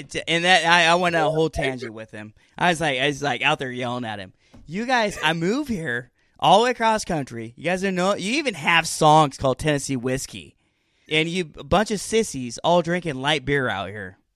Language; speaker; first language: English; native; English